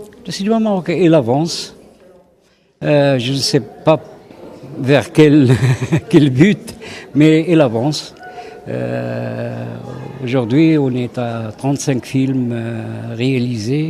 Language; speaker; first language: French; non-native, local second language; Arabic